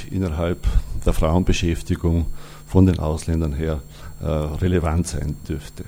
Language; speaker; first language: German; native; German